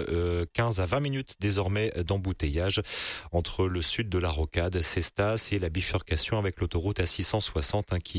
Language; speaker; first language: French; native; French